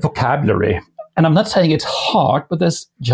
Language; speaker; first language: English; non-native, fluent; Limburgish